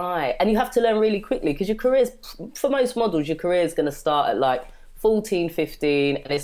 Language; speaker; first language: English; native; English